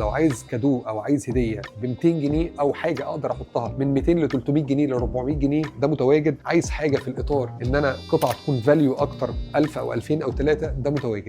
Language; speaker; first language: Arabic; native; Arabic